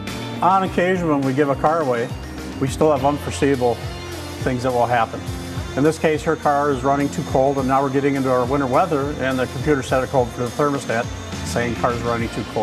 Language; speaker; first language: English; native; English